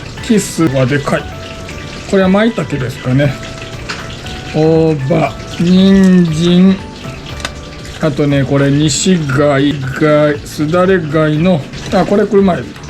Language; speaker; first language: Japanese; native; Japanese